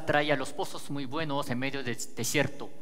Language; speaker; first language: Spanish; native; Spanish